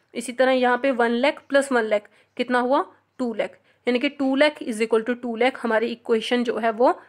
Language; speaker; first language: Hindi; non-native, local second language; Punjabi